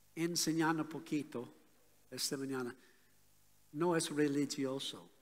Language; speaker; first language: Spanish; non-native, learner; English